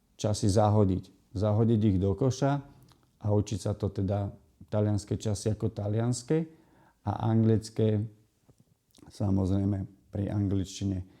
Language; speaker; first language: Slovak; native; Slovak